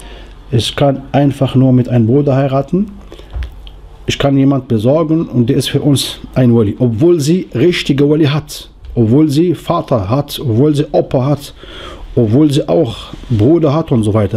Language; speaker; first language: German; non-native, learner; Arabic